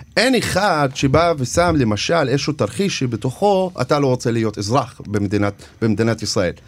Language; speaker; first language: Hebrew; non-native, local second language; Arabic